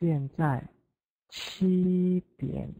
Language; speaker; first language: Chinese; non-native, fluent; Indonesian